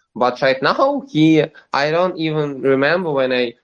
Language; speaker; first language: English; non-native, learner; Russian